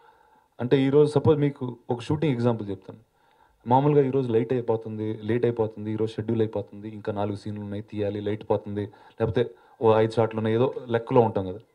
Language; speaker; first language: Telugu; native; Telugu